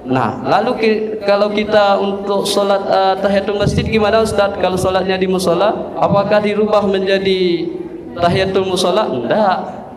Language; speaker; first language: Malay; non-native, local second language; Minangkabau